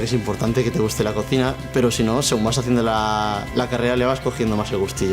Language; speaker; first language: Spanish; native; Spanish